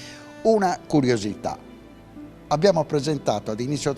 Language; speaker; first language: Italian; native; Italian